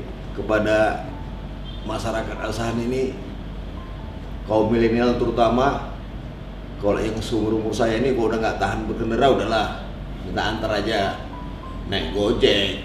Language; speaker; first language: Indonesian; native; Indonesian